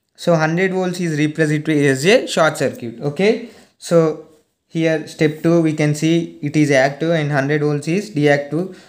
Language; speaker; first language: English; non-native, local second language; Telugu